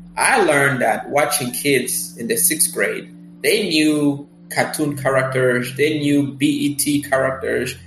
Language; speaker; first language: English; early bilingual, other home language; Kinyarwanda